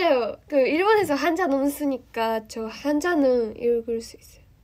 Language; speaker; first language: Korean; non-native, fluent; Japanese